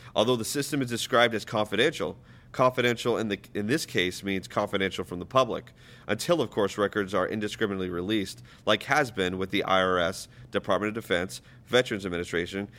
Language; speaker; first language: English; native; English